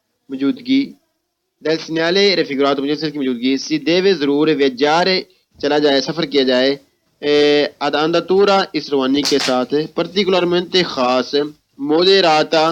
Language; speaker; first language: Italian; non-native, fluent; Urdu